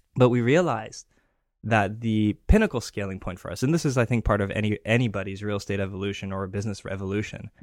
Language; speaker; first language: English; early bilingual, other home language; Greek